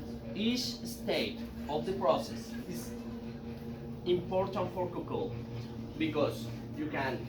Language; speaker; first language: English; non-native, learner; Spanish